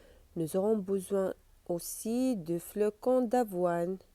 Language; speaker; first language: French; non-native, learner; Arabic